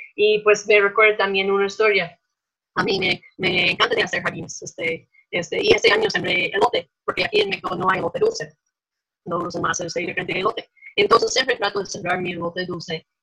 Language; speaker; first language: Spanish; non-native, fluent; English